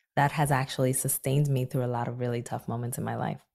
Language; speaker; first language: English; native; English